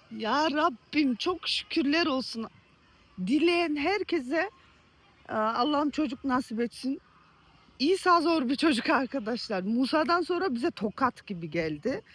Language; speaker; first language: Turkish; early bilingual, heritage; Turkish